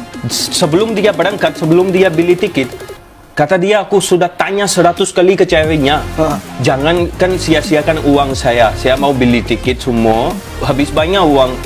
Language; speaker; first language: Indonesian; non-native, fluent; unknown